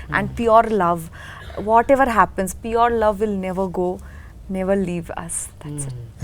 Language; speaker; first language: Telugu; non-native, learner; Bangla